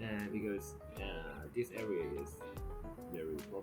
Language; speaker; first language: English; non-native, fluent; Japanese